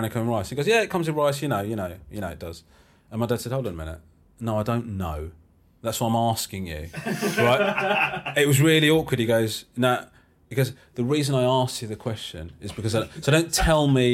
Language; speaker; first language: English; native; English